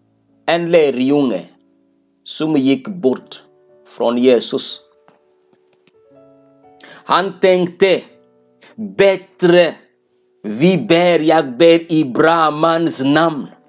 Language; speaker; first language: Swedish; non-native, fluent; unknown